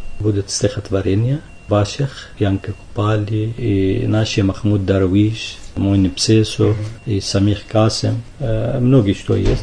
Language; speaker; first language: Russian; non-native, fluent; Arabic